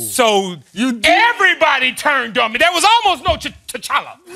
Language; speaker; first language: English; native; English